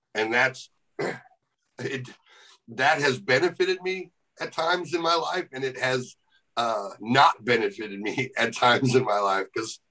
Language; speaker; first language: English; native; English